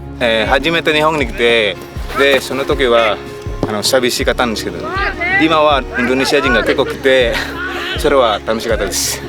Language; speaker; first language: Japanese; non-native, learner; Indonesian